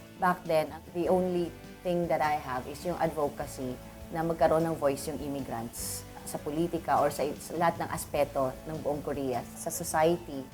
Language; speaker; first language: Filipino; native; Filipino